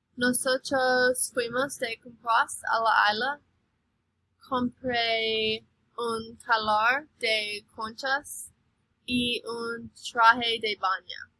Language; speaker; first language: Spanish; non-native, learner; English